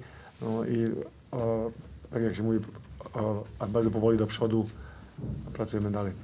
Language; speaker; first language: Polish; non-native, fluent; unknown